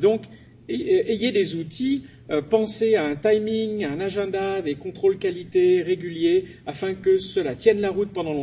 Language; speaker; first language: French; native; French